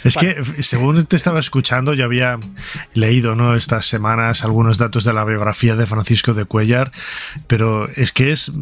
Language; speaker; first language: Spanish; native; Spanish